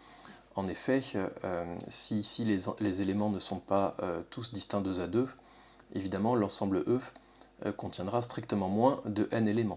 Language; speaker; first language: French; native; French